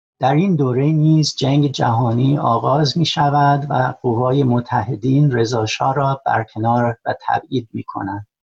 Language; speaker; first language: Persian; non-native, fluent; English